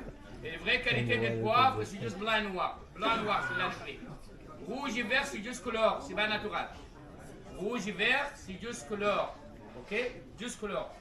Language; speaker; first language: French; non-native, learner; Arabic